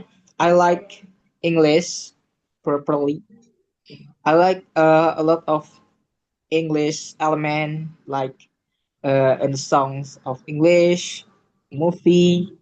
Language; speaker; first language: English; non-native, learner; Indonesian